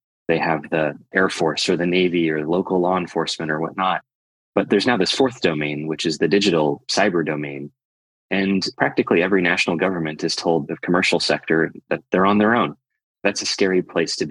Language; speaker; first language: English; native; English